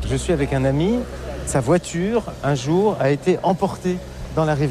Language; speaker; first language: French; native; French